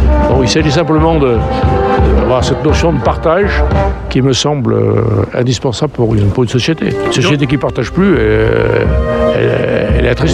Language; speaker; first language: French; native; French